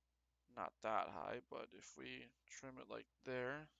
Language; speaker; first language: English; native; English